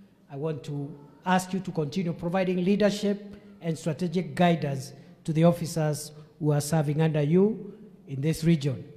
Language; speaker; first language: English; non-native, local second language; Meru